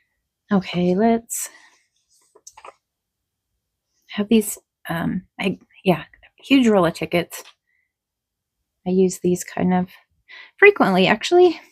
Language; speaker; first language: English; native; English